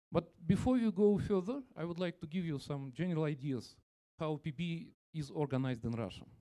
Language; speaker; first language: English; non-native, fluent; Russian